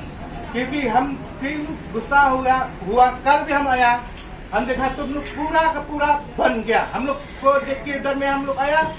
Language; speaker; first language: Hindi; non-native, local second language; Khasi